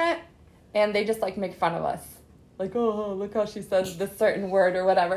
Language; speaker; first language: English; early bilingual, other home language; Arabic